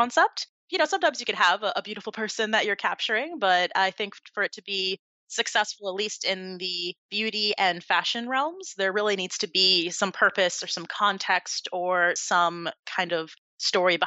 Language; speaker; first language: English; native; English